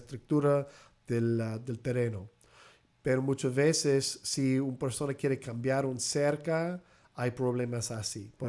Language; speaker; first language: Spanish; early bilingual, heritage; English